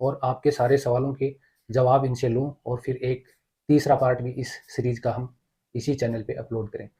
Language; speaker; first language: Hindi; native; Hindi